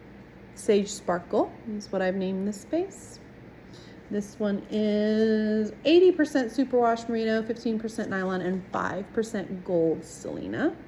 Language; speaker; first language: English; native; English